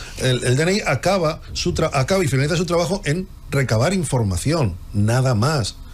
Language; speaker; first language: Spanish; native; Spanish